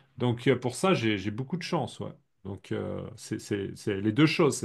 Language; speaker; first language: French; native; French